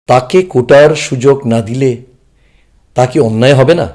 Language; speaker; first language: Bangla; non-native, local second language; Chakma